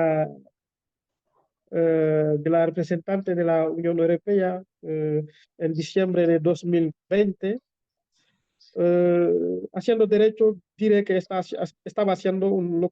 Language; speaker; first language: Spanish; non-native, fluent; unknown